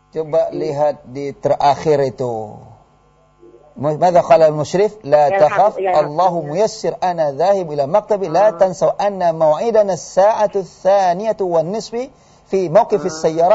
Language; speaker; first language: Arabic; non-native, fluent; Indonesian